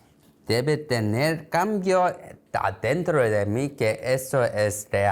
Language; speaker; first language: Spanish; non-native, learner; Korean